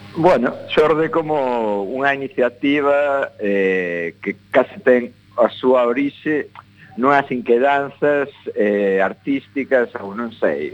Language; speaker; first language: Galician; non-native, local second language; Spanish